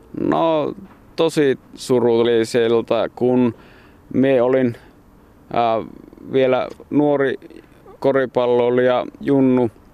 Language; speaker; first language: Finnish; native; Finnish